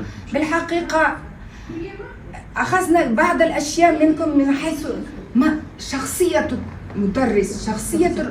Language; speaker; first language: Arabic; non-native, fluent; Kazakh